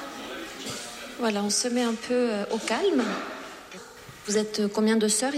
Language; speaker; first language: French; native; French